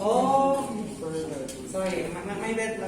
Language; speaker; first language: English; non-native, fluent; Indonesian